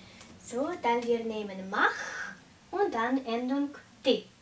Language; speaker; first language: German; non-native, fluent; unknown